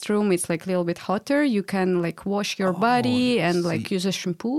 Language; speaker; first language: English; non-native, fluent; Russian